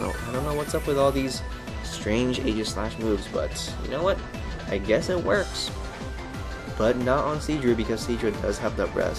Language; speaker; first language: English; native; English